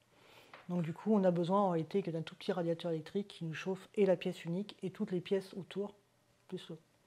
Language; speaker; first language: French; native; French